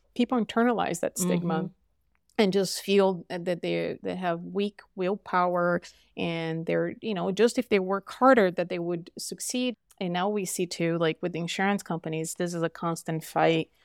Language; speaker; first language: English; non-native, fluent; Portuguese